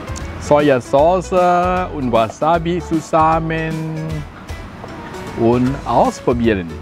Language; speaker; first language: German; non-native, fluent; Thai